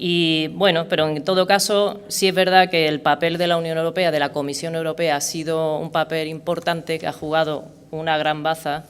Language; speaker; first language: Spanish; native; Spanish